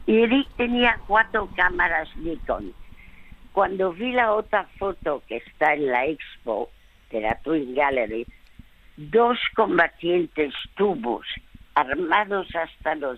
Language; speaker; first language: Spanish; non-native, fluent; French